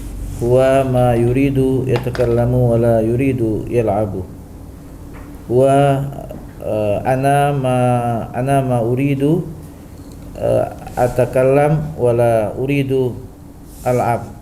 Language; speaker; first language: Arabic; non-native, learner; Indonesian